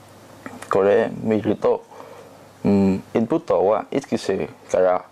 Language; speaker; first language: Japanese; non-native, learner; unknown